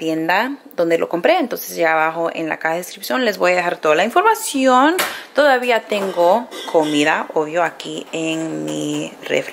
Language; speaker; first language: Spanish; early bilingual, heritage; Spanish